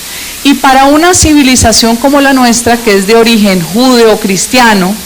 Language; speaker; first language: Spanish; native; Spanish